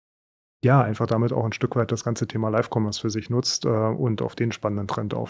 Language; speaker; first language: German; native; German